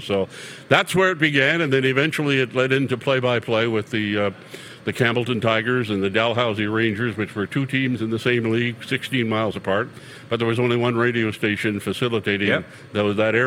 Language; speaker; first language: English; native; English